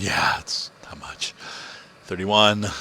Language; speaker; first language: English; native; English